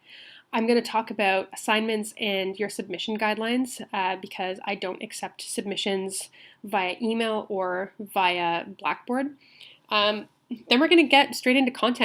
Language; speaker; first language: English; native; English